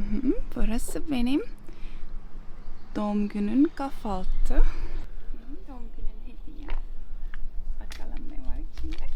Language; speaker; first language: Turkish; non-native, learner; Estonian